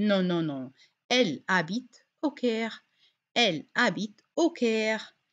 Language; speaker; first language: French; non-native, fluent; Arabic